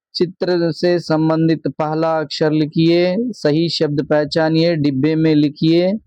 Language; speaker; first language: Hindi; non-native, local second language; Telugu